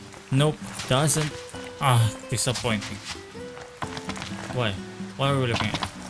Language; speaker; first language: English; non-native, local second language; Filipino